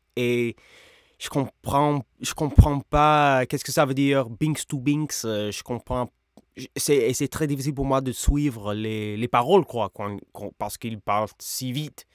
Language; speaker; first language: French; non-native, learner; English